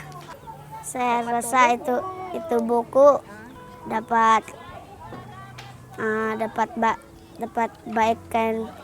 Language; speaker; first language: Indonesian; non-native, local second language; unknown